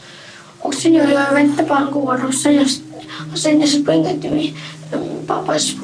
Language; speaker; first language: Swedish; early bilingual, other home language; Vietnamese